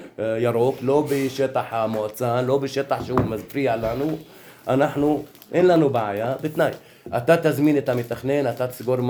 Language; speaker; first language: Hebrew; non-native, local second language; Arabic